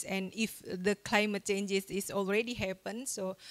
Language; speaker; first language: English; non-native, fluent; Indonesian